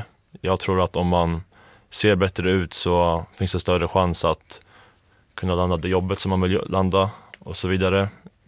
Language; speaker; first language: Swedish; native; Swedish